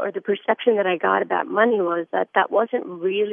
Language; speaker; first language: English; early bilingual, other home language; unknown